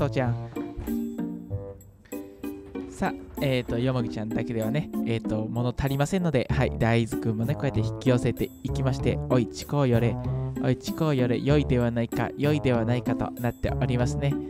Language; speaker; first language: Japanese; native; Japanese